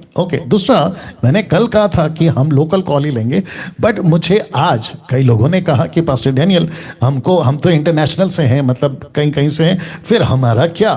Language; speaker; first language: Hindi; native; Hindi